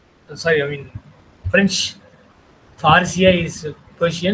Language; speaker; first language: English; non-native, local second language; Tamil